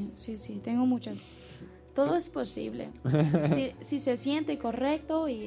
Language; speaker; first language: Spanish; non-native, learner; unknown